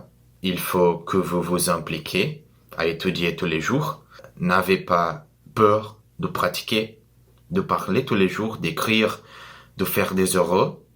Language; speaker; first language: French; non-native, learner; Portuguese